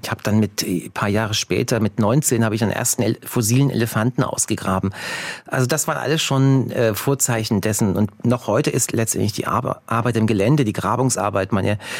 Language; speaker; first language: German; early bilingual, heritage; Bulgarian